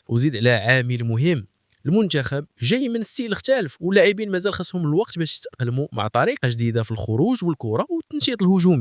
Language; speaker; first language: Arabic; native; Arabic